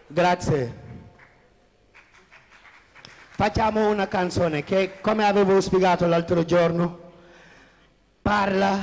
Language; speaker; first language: Italian; non-native, fluent; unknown